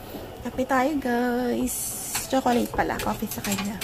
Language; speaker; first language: Korean; non-native, learner; Filipino